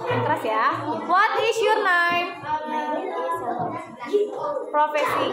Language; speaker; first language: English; non-native, fluent; Indonesian